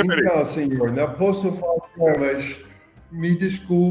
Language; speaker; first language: Portuguese; non-native, fluent; English